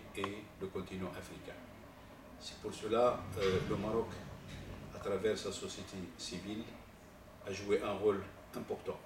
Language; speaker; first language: French; non-native, local second language; Arabic